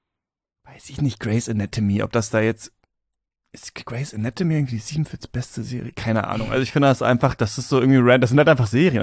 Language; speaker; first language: German; native; German